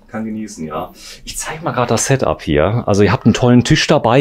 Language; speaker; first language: German; native; German